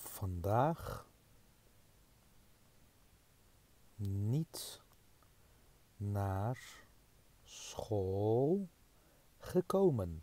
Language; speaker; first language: Dutch; non-native, fluent; Turkish